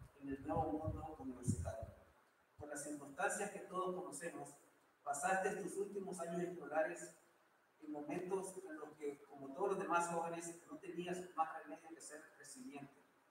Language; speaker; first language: Spanish; native; Spanish